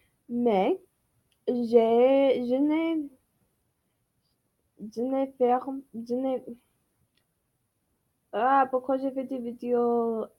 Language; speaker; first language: French; non-native, learner; English